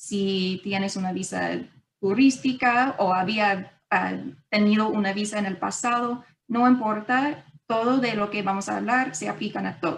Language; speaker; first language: Spanish; non-native, fluent; English